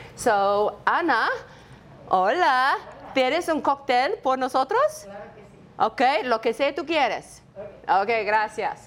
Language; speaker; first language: Spanish; non-native, learner; English